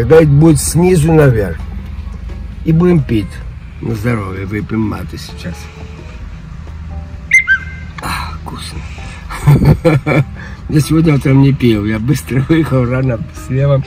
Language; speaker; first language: Russian; early bilingual, heritage; Russian